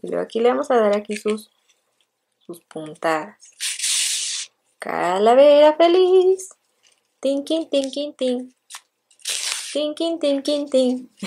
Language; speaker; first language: Spanish; native; Spanish